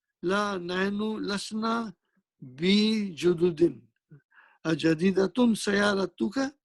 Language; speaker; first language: Arabic; non-native, fluent; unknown